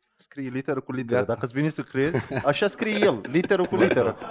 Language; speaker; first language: Romanian; native; Romanian